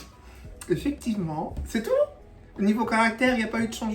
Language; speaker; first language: French; native; French